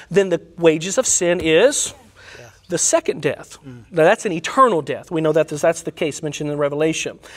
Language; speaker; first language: English; native; English